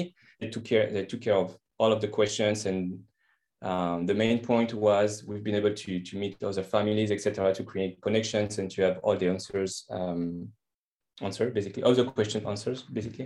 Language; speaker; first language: English; non-native, fluent; French